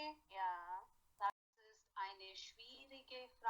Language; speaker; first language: German; non-native, learner; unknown